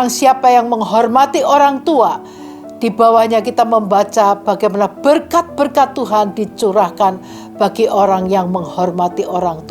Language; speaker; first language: Indonesian; native; Indonesian